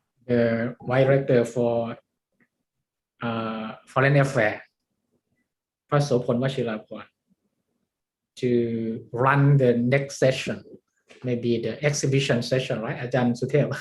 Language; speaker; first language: English; non-native, learner; Thai